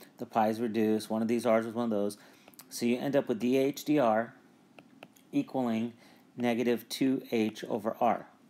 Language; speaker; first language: English; native; English